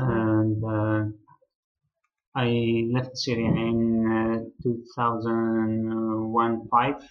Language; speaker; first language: English; non-native, learner; Arabic